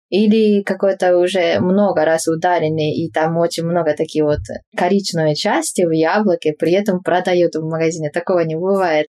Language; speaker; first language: Russian; non-native, fluent; Japanese